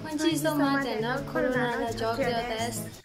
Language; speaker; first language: Japanese; non-native, learner; Burmese